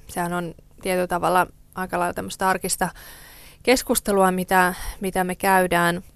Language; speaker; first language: Finnish; early bilingual, other home language; Persian